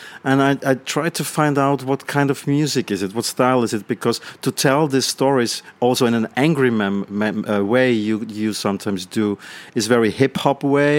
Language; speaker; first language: English; non-native, fluent; German